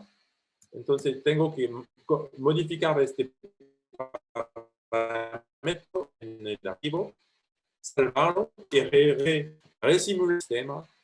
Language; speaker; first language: Spanish; non-native, fluent; French